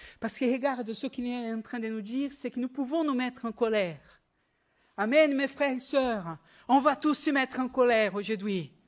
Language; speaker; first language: French; non-native, fluent; Portuguese